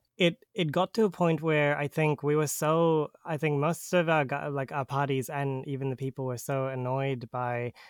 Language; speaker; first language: English; native; English